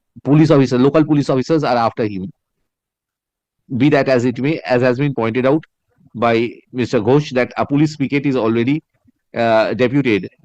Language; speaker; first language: English; non-native, local second language; Bangla